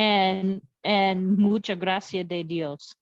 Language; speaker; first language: Spanish; non-native, learner; English